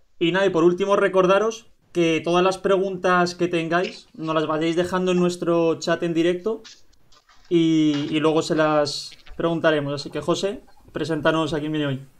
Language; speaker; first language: Spanish; native; Spanish